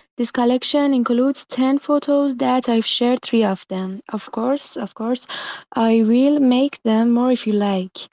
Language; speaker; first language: English; non-native, learner; Persian